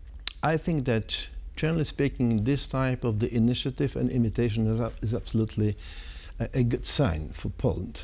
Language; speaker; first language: English; non-native, fluent; Polish